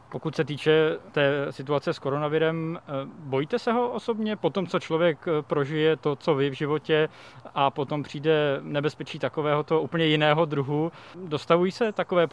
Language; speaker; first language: Czech; native; Czech